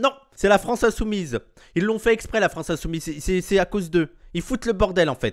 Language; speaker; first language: French; native; French